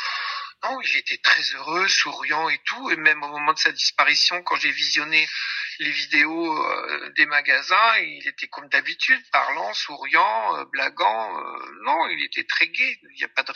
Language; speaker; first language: French; native; French